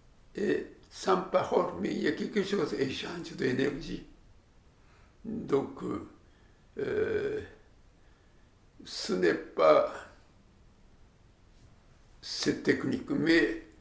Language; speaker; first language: French; non-native, learner; Japanese